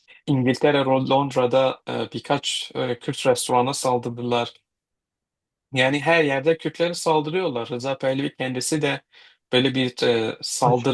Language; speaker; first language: Turkish; non-native, fluent; Kurdish